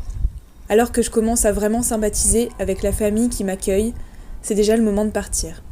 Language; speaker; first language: French; native; French